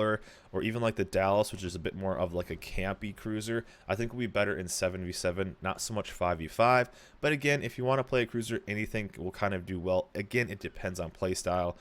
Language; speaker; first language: English; native; English